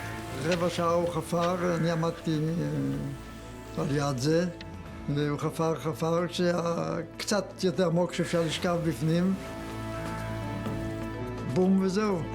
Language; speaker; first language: Hebrew; non-native, fluent; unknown